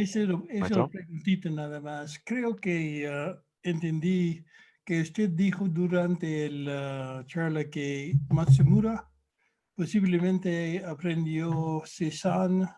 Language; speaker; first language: Spanish; non-native, fluent; English